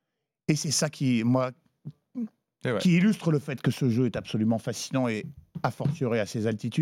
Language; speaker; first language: French; native; French